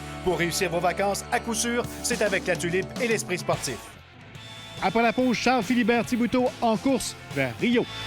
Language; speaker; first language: French; native; French